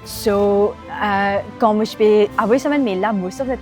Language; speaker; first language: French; non-native, local second language; Morisyen